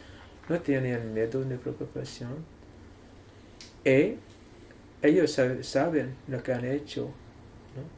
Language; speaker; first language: Spanish; non-native, learner; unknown